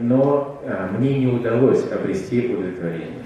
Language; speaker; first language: Russian; native; Russian